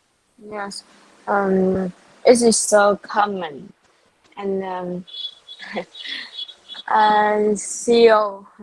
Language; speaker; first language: English; non-native, learner; Vietnamese